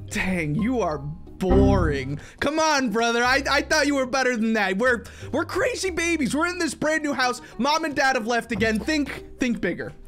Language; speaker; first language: English; native; English